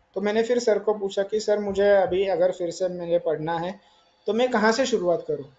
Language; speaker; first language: Hindi; non-native, local second language; Marathi